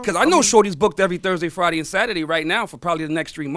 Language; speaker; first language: English; native; English